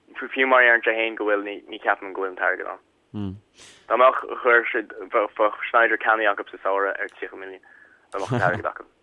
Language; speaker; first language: Irish; native; Irish